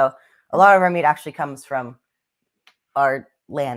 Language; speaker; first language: English; native; English